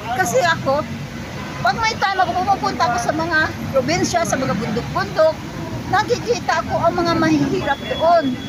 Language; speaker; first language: Filipino; non-native, local second language; Hiligaynon